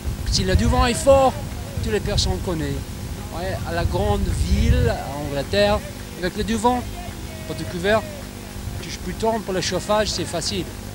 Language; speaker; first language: French; non-native, learner; English